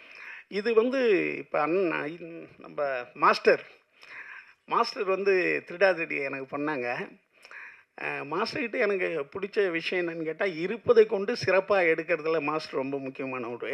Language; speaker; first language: Tamil; native; Tamil